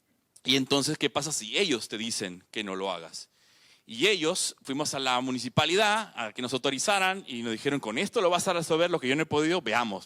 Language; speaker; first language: Spanish; native; Spanish